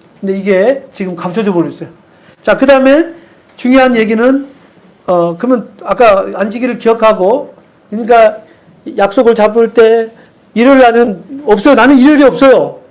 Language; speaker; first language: Korean; native; Korean